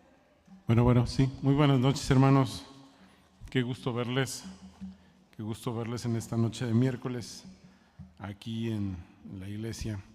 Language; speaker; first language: Spanish; native; Spanish